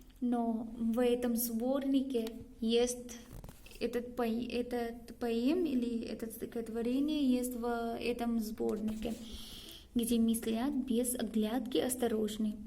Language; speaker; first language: Russian; non-native, learner; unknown